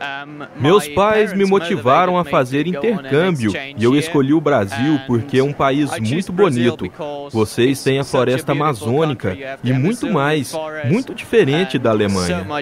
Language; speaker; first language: Portuguese; non-native, fluent; German